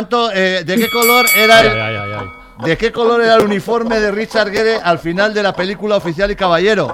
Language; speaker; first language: Spanish; native; Spanish